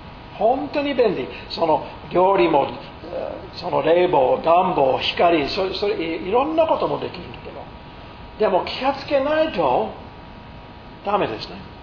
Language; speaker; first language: Japanese; non-native, fluent; English